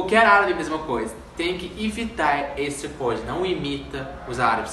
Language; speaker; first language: Portuguese; non-native, fluent; Arabic